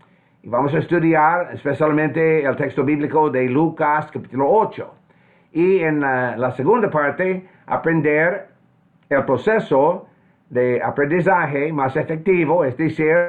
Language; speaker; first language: Spanish; non-native, fluent; English